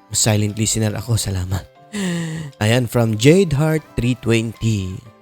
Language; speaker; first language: Filipino; non-native, local second language; Cebuano